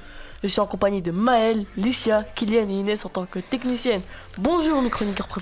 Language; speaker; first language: French; native; French